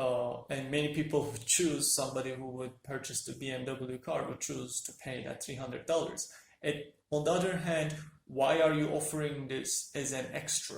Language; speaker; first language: English; non-native, fluent; Turkish